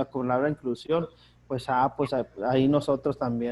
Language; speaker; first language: Spanish; native; Spanish